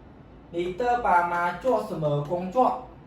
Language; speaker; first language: Chinese; non-native, fluent; Khmer